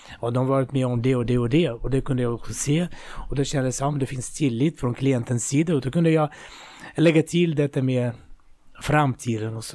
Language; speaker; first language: Swedish; non-native, fluent; Russian